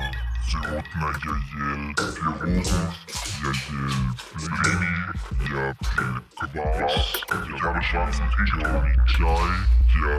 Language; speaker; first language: Russian; non-native, learner; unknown